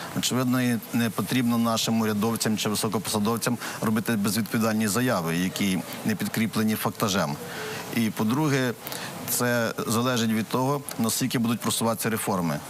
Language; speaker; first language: Ukrainian; native; Ukrainian